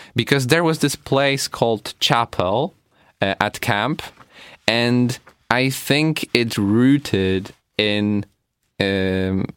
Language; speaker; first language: English; non-native, fluent; Polish